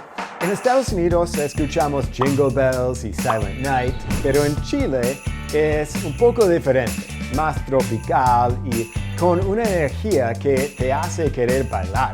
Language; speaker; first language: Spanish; non-native, fluent; English